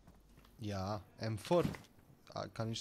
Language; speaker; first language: German; non-native, learner; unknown